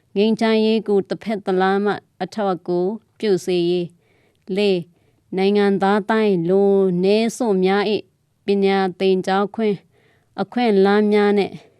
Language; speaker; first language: Burmese; non-native, local second language; Tedim Chin